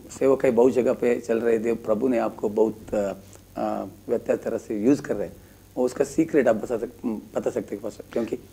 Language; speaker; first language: Hindi; non-native, local second language; Kannada